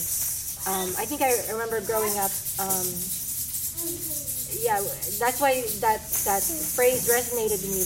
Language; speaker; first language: English; non-native, local second language; Filipino